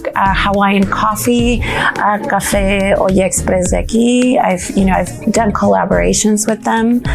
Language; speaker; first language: English; non-native, fluent; Spanish